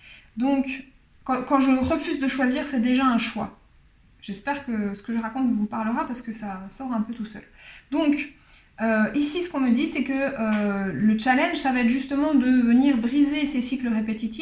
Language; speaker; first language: French; native; French